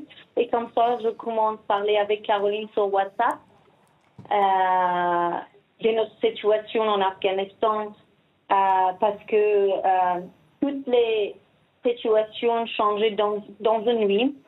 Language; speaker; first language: French; non-native, learner; Persian